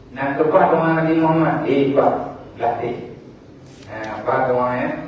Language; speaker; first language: Malay; non-native, local second language; Achinese